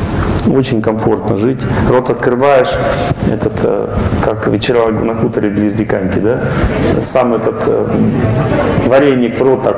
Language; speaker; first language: Russian; native; Russian